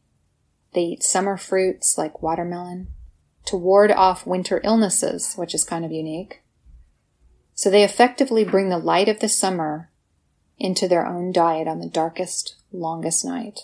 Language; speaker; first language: English; native; English